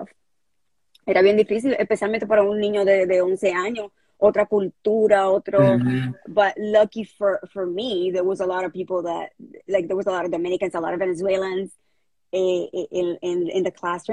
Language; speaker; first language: English; early bilingual, other home language; Spanish